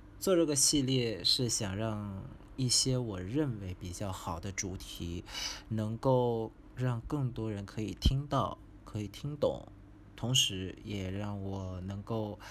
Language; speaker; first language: Chinese; non-native, fluent; Vietnamese